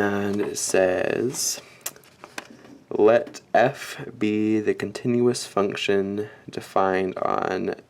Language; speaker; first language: English; native; English